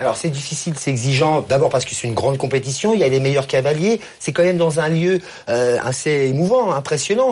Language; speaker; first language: French; native; French